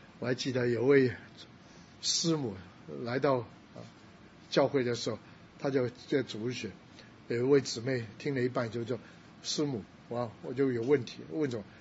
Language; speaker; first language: Chinese; non-native, local second language; Cantonese